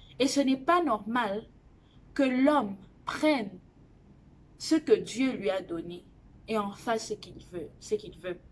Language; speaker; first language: French; non-native, local second language; Lingala